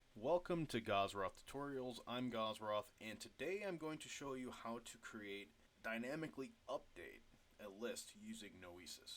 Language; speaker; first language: English; native; English